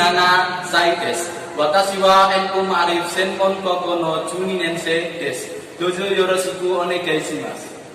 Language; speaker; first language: Japanese; non-native, learner; Indonesian